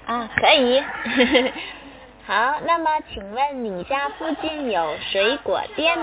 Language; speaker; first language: Chinese; native; Chinese